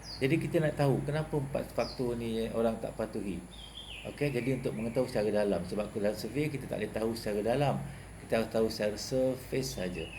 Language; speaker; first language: Malay; native; Malay